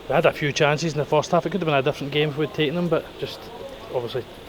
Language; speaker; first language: English; native; English